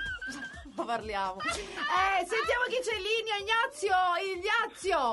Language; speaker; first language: Italian; native; Italian